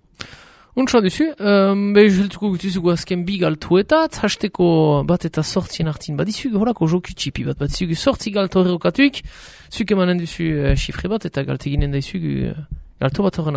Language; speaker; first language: Basque; native; Basque